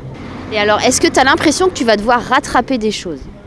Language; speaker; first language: French; native; French